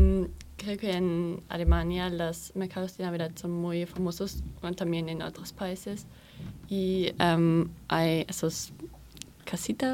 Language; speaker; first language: Spanish; non-native, learner; German